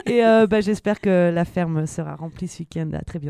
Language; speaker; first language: French; native; French